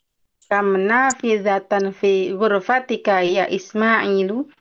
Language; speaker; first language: Arabic; non-native, learner; Indonesian